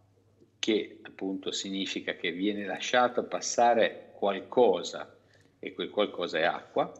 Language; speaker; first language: Italian; native; Italian